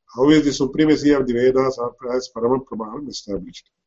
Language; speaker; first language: English; non-native, local second language; Tamil